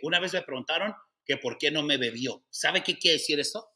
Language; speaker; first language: Spanish; early bilingual, heritage; Spanish